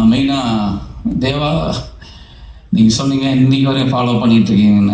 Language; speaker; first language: Tamil; native; Tamil